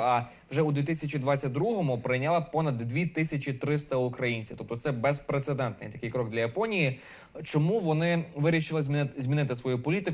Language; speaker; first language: Ukrainian; native; Ukrainian